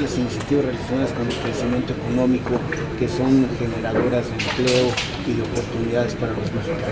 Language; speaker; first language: Spanish; native; Spanish